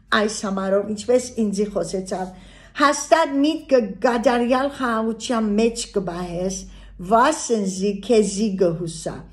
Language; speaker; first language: Armenian; early bilingual, heritage; Armenian